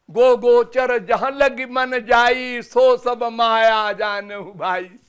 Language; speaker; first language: Hindi; native; Hindi